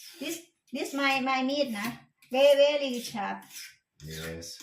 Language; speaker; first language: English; non-native, learner; Thai